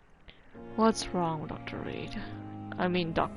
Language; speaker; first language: English; native; English